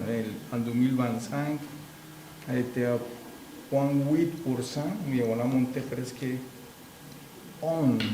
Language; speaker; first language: French; non-native, fluent; Spanish